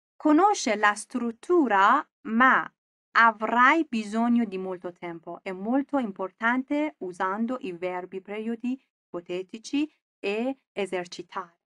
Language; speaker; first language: Italian; non-native, fluent; Persian